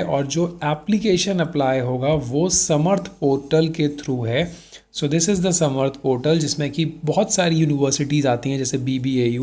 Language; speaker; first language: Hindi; native; Hindi